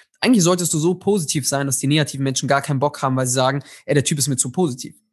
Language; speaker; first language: German; early bilingual, other home language; Tigrinya